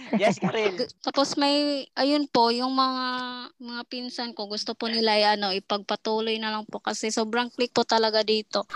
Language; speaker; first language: Filipino; non-native, local second language; Cebuano